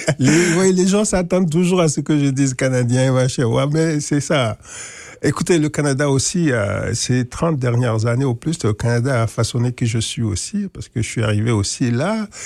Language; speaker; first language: French; non-native, local second language; Wolof